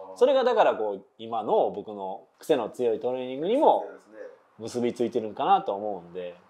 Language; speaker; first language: Japanese; native; Japanese